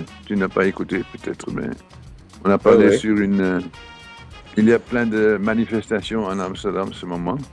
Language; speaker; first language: French; non-native, fluent; Dutch